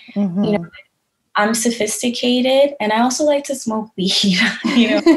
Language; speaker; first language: English; native; English